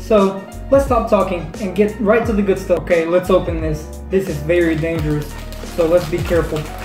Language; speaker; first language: English; early bilingual, other home language; Spanish